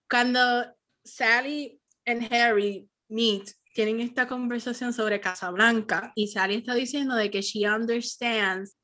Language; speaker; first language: Spanish; early bilingual, heritage; Spanish